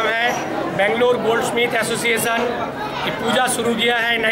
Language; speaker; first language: Hindi; non-native, local second language; Bangla